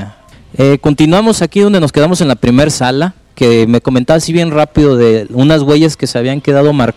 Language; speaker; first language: Spanish; native; Spanish